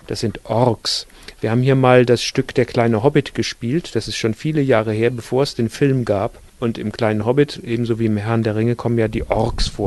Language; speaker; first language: German; native; German